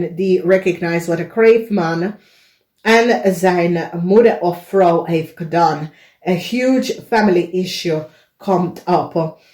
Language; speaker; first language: Dutch; non-native, learner; English